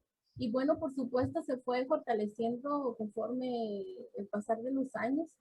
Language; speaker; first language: Spanish; native; Spanish